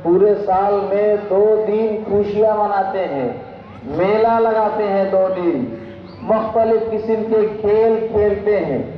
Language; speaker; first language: Hindi; non-native, local second language; Bangla